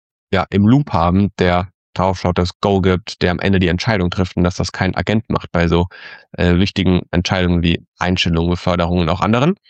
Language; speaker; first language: German; native; German